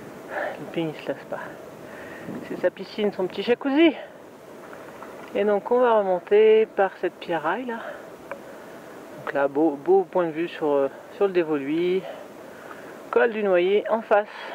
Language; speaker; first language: French; native; French